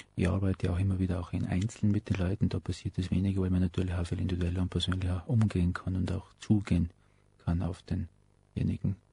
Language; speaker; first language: German; native; German